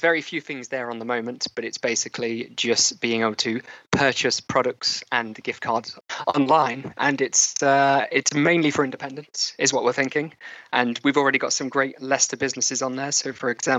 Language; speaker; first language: English; native; English